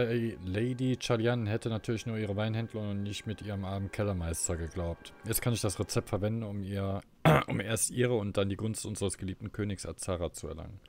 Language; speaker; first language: German; native; German